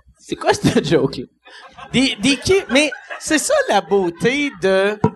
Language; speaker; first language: French; native; French